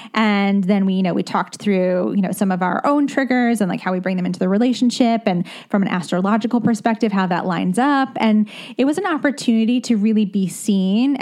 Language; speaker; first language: English; native; English